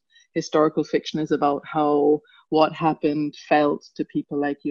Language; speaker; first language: English; native; English